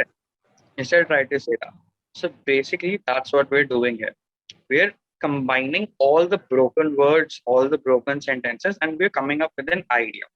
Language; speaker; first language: English; non-native, local second language; Hindi